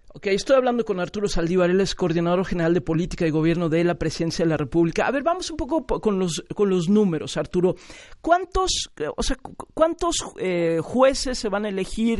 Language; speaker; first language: Spanish; native; Spanish